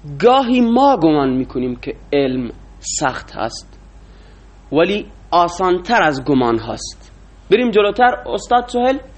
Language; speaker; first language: Persian; non-native, local second language; Baluchi